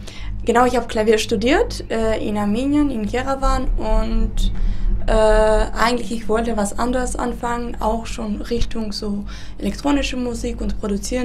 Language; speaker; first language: German; non-native, fluent; Armenian